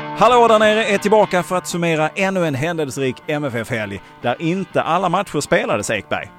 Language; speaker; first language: Swedish; native; Swedish